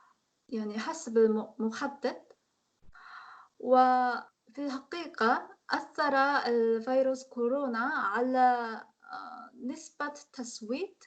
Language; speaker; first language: Arabic; non-native, learner; Korean